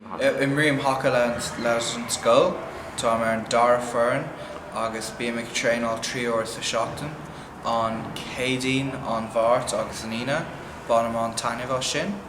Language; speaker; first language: Irish; non-native, local second language; English